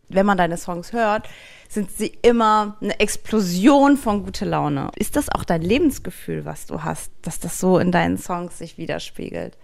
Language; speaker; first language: German; native; German